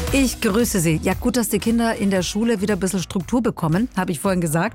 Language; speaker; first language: German; native; German